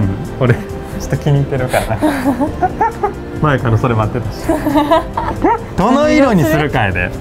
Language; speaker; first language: Japanese; native; Japanese